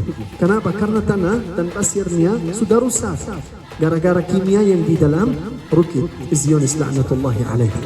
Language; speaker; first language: Indonesian; non-native, fluent; Arabic